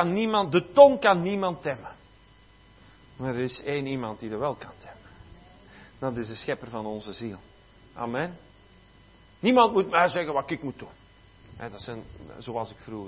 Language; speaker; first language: Dutch; native; Dutch